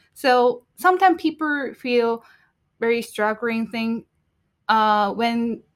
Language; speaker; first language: English; non-native, learner; Japanese